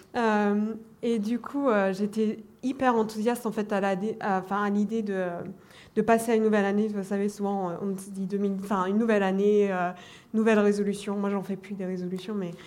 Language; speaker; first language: French; non-native, fluent; German